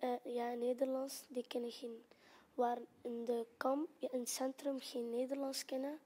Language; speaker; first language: Dutch; non-native, learner; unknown